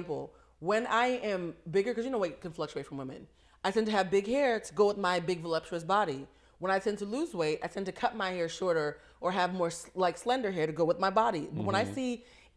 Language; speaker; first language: English; native; English